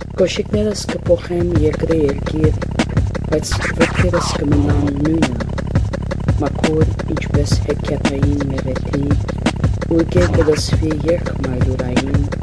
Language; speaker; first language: Armenian; early bilingual, heritage; Armenian